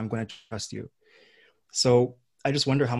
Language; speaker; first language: English; native; English